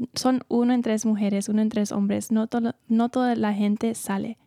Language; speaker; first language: Spanish; early bilingual, heritage; Spanish